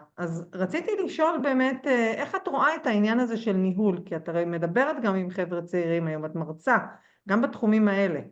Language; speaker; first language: Hebrew; native; Hebrew